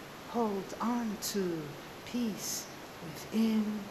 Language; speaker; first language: English; early bilingual, other home language; Spanish